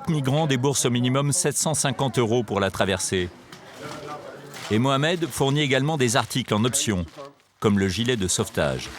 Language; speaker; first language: French; native; French